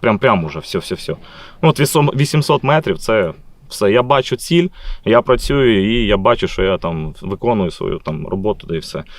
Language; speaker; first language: Ukrainian; non-native, local second language; Russian